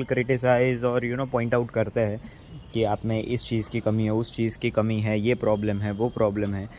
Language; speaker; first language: Hindi; native; Hindi